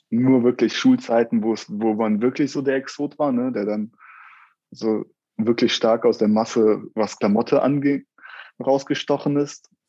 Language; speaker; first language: German; early bilingual, other home language; Russian